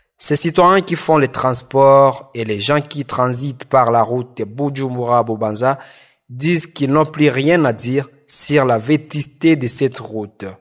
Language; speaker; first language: French; non-native, local second language; Rundi